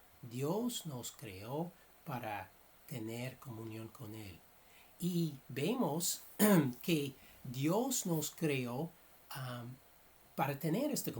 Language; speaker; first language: Spanish; non-native, fluent; English